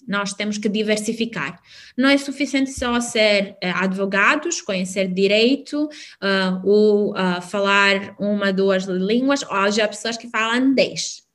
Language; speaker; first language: Portuguese; non-native, fluent; Albanian